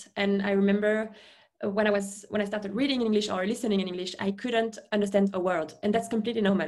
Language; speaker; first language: English; non-native, fluent; French